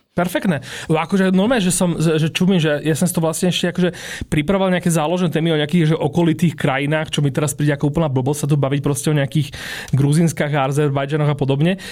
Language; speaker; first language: Slovak; native; Slovak